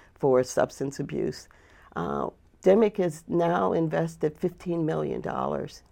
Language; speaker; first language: English; native; English